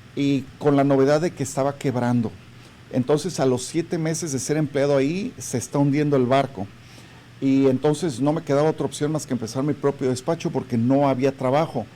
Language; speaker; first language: Spanish; native; Spanish